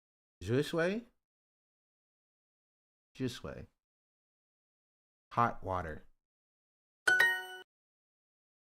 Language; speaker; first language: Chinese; non-native, learner; English